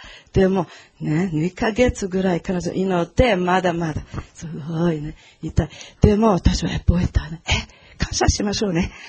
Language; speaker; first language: Japanese; non-native, learner; Portuguese